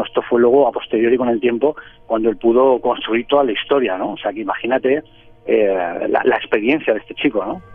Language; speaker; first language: Spanish; native; Spanish